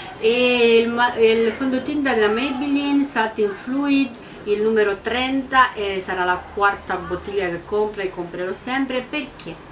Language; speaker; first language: Italian; non-native, fluent; Romanian